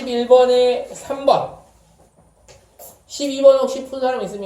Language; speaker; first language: Korean; native; Korean